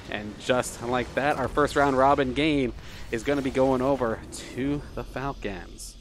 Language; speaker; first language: English; native; English